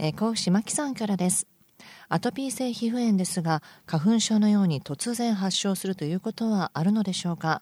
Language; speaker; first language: Japanese; native; Japanese